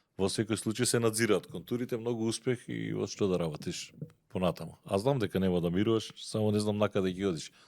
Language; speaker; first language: Macedonian; native; Macedonian